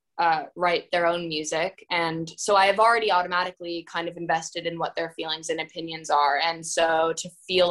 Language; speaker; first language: English; native; English